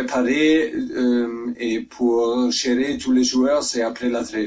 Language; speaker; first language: French; non-native, fluent; German